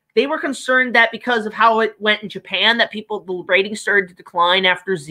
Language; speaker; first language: English; native; English